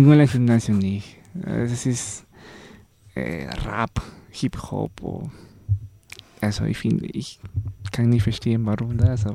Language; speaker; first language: German; non-native, learner; Spanish